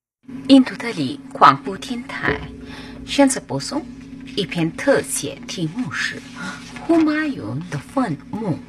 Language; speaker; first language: Chinese; non-native, learner; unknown